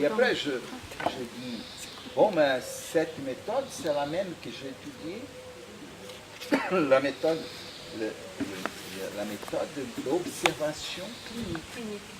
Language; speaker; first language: French; non-native, fluent; Portuguese